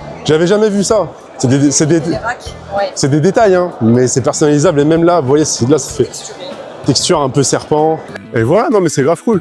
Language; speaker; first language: French; native; French